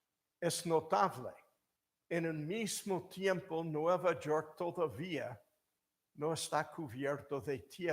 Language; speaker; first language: Spanish; non-native, fluent; English